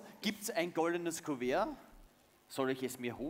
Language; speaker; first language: German; native; German